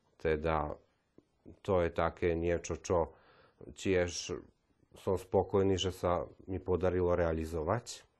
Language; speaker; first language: Slovak; native; Slovak